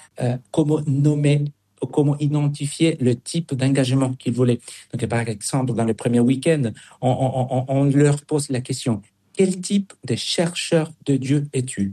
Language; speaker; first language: French; non-native, fluent; Spanish